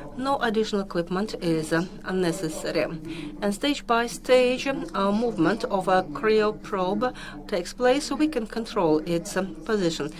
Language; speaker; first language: English; non-native, fluent; Russian